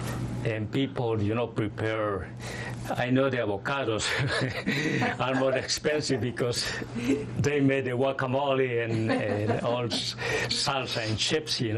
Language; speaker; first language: English; non-native, fluent; Spanish